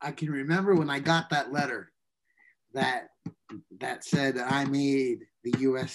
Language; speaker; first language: English; native; English